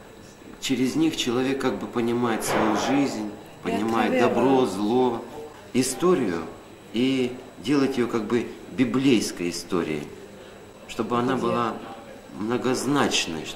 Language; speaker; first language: Russian; native; Russian